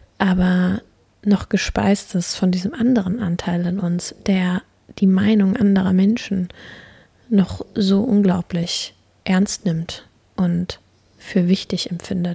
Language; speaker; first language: German; native; German